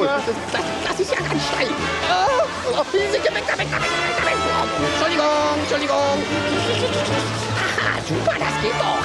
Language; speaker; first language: German; native; German